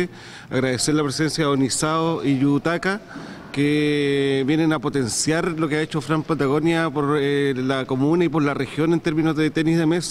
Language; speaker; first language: Spanish; native; Spanish